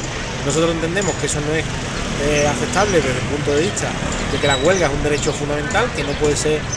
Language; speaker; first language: Spanish; native; Spanish